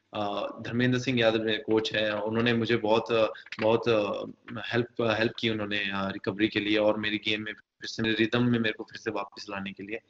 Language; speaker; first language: Hindi; native; Hindi